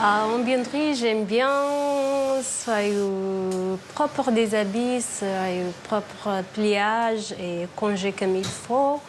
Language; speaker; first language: French; non-native, learner; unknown